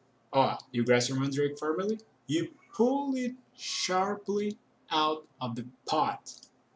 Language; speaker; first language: English; non-native, fluent; Portuguese